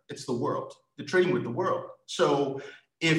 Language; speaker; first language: English; non-native, local second language; Yoruba